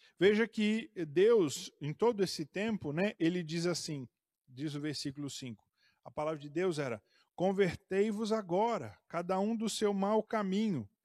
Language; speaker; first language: Portuguese; native; Portuguese